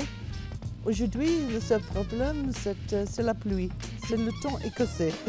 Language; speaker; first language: French; non-native, learner; English